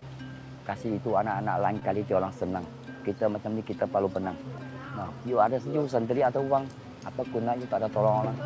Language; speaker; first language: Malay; non-native, local second language; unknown